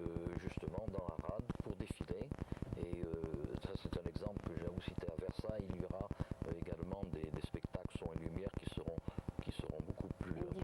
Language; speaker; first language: French; native; French